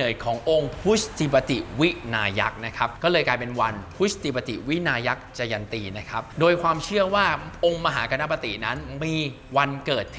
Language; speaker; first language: Thai; native; Thai